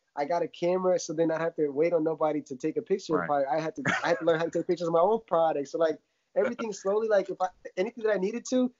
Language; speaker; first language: English; early bilingual, other home language; Russian